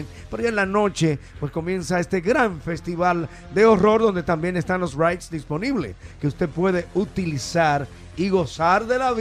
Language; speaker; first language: Spanish; native; Spanish